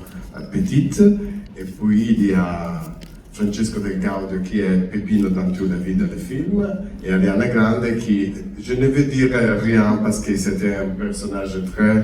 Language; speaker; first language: French; non-native, learner; Italian